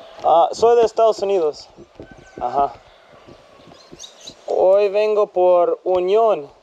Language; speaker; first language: Spanish; non-native, learner; English